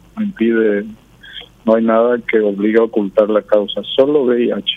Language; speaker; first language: Spanish; native; Spanish